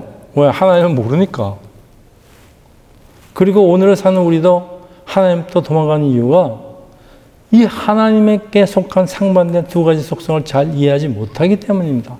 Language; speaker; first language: Korean; native; Korean